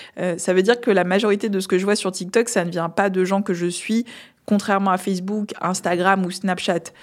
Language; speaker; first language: French; native; French